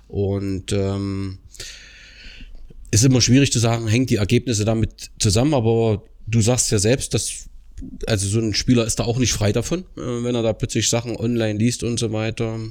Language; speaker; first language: German; native; German